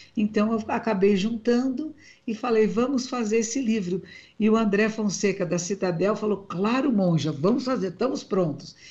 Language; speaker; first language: Portuguese; native; Portuguese